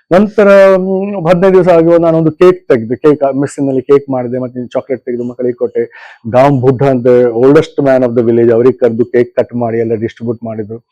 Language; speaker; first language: Kannada; non-native, local second language; Konkani